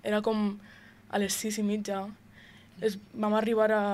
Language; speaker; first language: Catalan; early bilingual, other home language; Romanian